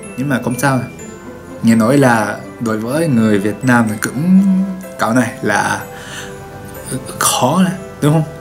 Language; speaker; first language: Vietnamese; non-native, learner; Japanese